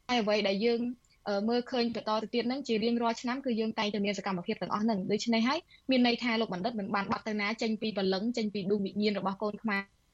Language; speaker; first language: Khmer; native; Khmer